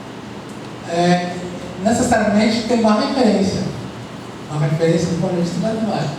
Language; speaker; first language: Portuguese; non-native, fluent; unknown